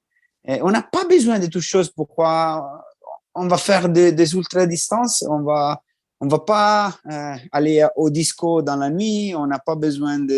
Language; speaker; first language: French; non-native, learner; Italian